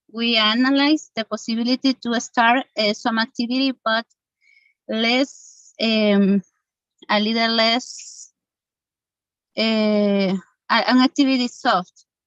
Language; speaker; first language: English; non-native, learner; Spanish